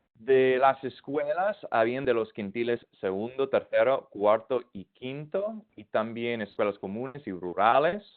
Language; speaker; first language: Spanish; non-native, fluent; English